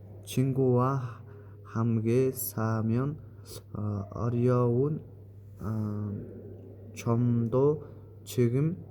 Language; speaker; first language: Korean; non-native, learner; Mongolian